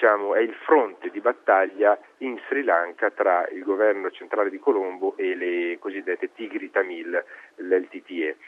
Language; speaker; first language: Italian; native; Italian